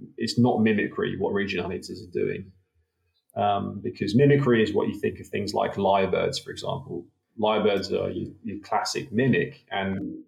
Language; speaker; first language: English; native; English